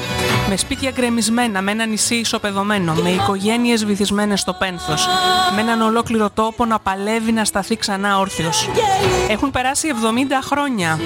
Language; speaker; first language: Greek; native; Greek